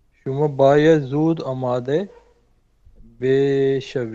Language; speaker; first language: Persian; non-native, learner; Urdu